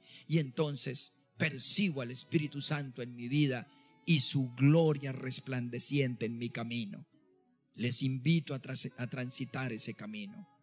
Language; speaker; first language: Spanish; native; Spanish